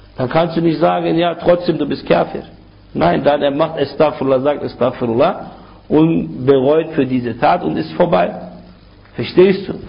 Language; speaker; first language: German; non-native, fluent; Arabic